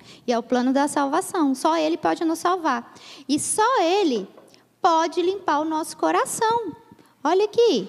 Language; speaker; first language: Portuguese; native; Portuguese